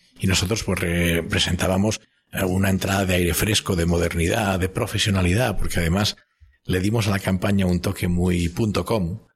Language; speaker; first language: Spanish; non-native, local second language; Catalan